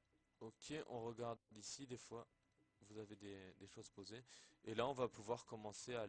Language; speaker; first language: French; native; French